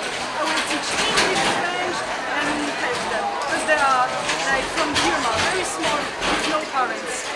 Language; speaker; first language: English; non-native, learner; Polish